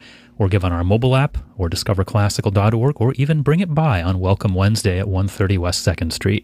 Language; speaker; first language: English; native; English